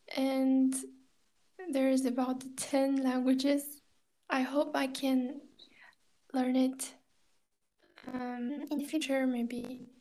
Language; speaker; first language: English; non-native, learner; Kazakh